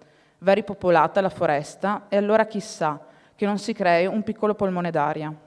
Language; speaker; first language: Italian; native; Italian